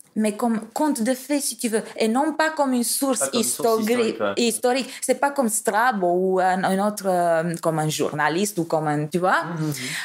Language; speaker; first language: French; non-native, fluent; Romanian